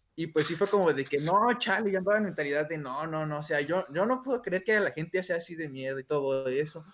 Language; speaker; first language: Spanish; native; Spanish